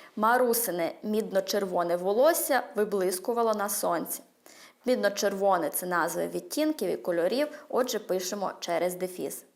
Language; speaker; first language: Ukrainian; early bilingual, heritage; Ukrainian